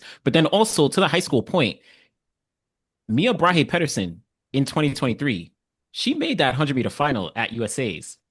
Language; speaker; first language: English; native; English